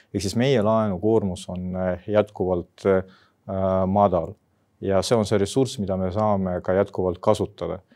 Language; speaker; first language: Estonian; non-native, local second language; Russian